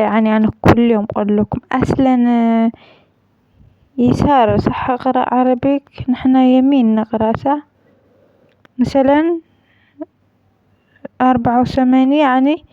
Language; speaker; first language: Arabic; non-native, learner; Amharic